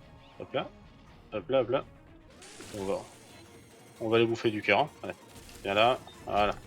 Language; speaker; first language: French; native; French